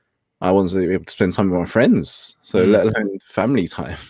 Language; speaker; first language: English; native; English